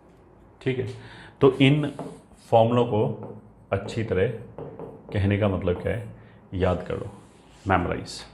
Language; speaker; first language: Hindi; native; Hindi